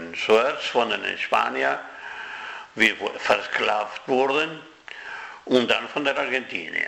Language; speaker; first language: German; non-native, fluent; Spanish